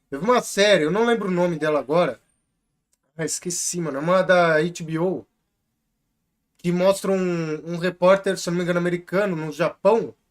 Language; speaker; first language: Portuguese; native; Portuguese